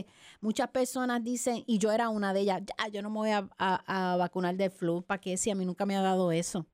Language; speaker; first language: Spanish; native; Spanish